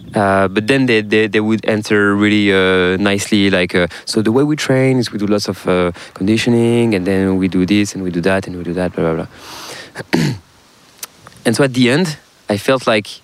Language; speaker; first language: English; non-native, fluent; French